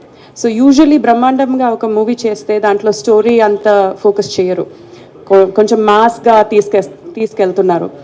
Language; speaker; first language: Telugu; non-native, fluent; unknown